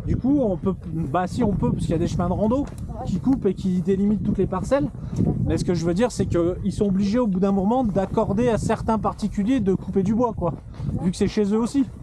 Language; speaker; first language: French; native; French